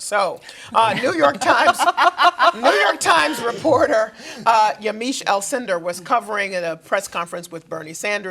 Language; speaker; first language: English; native; English